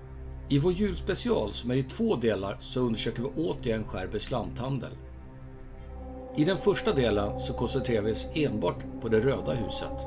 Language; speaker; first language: Swedish; native; Swedish